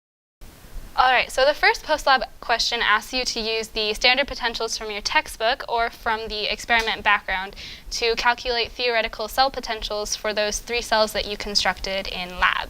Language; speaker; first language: English; native; English